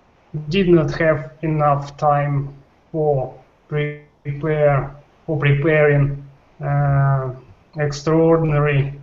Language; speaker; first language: English; non-native, learner; Russian